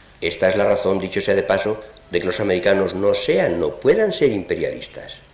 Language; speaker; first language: Spanish; native; Spanish